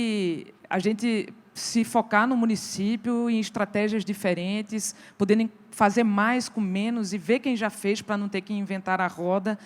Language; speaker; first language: Portuguese; native; Portuguese